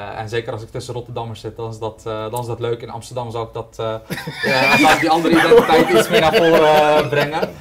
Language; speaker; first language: Dutch; early bilingual, other home language; Turkish